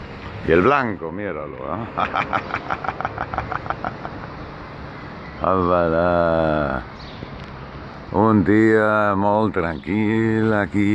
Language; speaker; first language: Spanish; non-native, learner; German